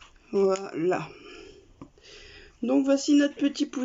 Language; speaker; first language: French; native; French